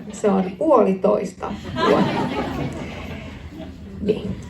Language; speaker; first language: Finnish; native; Finnish